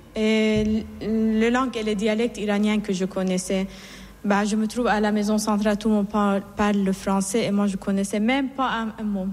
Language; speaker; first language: French; non-native, fluent; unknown